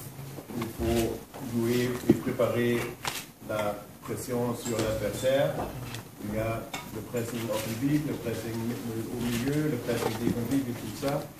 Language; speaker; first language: French; non-native, fluent; German